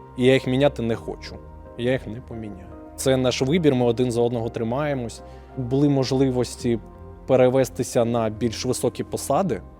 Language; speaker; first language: Ukrainian; native; Ukrainian